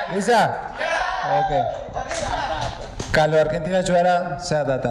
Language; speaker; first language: Indonesian; non-native, learner; Spanish